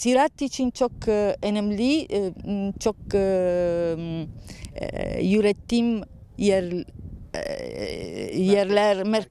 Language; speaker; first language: Turkish; non-native, learner; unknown